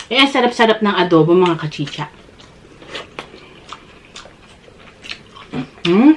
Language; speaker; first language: Filipino; native; Filipino